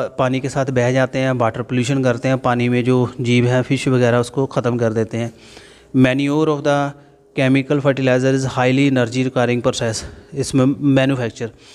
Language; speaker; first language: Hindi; non-native, local second language; Punjabi